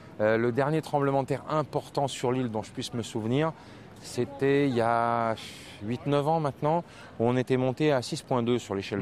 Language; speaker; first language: French; native; French